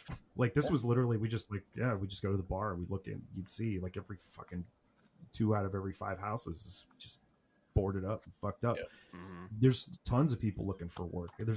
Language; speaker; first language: English; native; English